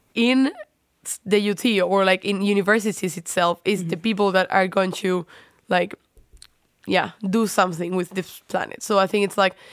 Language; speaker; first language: English; non-native, fluent; Spanish